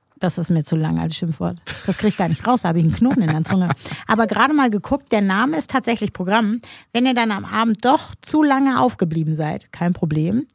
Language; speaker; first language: German; native; German